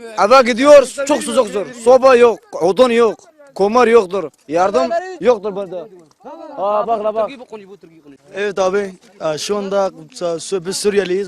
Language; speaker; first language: Turkish; non-native, learner; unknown